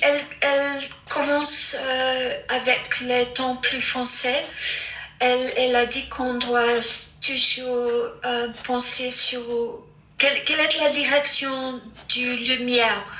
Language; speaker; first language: French; non-native, fluent; English